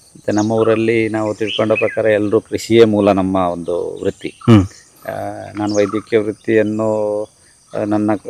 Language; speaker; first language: Kannada; non-native, local second language; Tulu